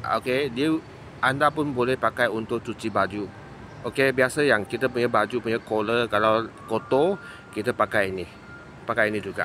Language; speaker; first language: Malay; non-native, local second language; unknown